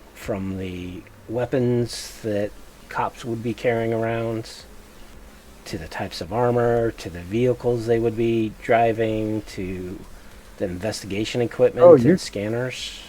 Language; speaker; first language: English; native; English